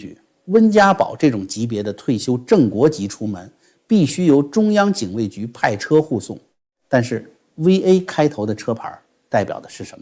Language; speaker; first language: Chinese; native; Chinese